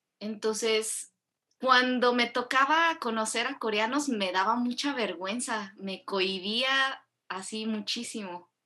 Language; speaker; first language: Spanish; early bilingual, other home language; Korean